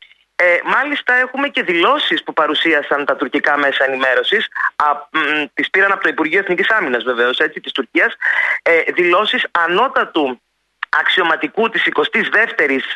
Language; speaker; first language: Greek; native; Greek